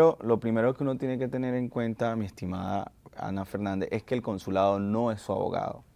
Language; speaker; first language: Spanish; native; Spanish